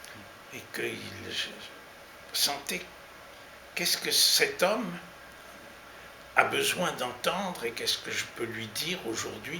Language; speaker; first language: French; native; French